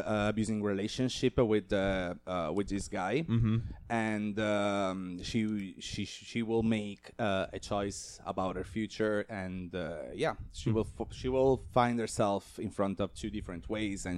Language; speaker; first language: English; non-native, fluent; Italian